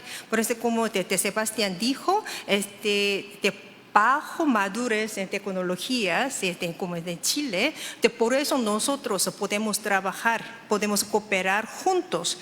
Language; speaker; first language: Spanish; non-native, fluent; Korean